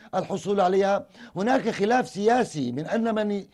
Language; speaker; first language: Arabic; native; Arabic